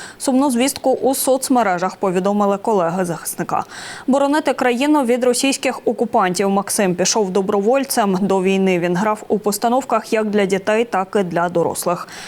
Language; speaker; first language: Ukrainian; native; Ukrainian